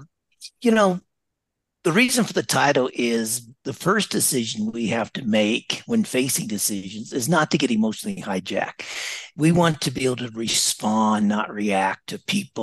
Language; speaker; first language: English; native; English